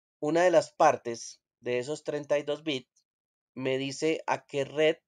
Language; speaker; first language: Spanish; native; Spanish